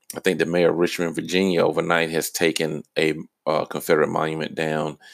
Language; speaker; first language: English; native; English